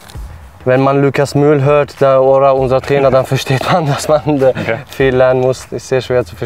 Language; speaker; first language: German; non-native, fluent; Swedish